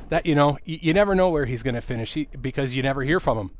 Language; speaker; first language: English; native; English